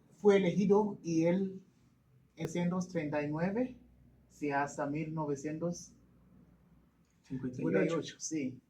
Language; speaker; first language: Spanish; non-native, learner; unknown